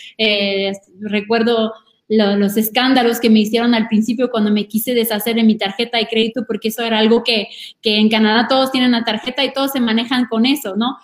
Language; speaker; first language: Spanish; non-native, fluent; French